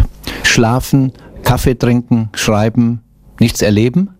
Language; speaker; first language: German; native; German